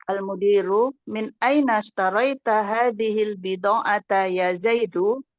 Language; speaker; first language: Arabic; non-native, learner; Indonesian